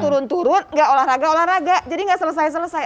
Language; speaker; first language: Indonesian; native; Indonesian